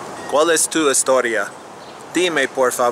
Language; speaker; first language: Spanish; non-native, learner; English